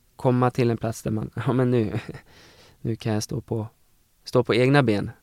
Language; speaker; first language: Swedish; native; Swedish